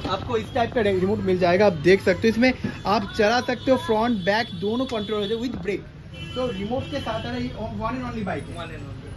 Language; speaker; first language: Hindi; non-native, local second language; Bangla